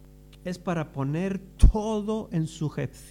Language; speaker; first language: Spanish; native; Spanish